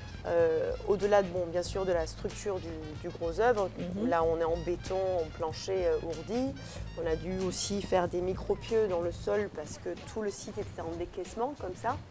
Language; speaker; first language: French; native; French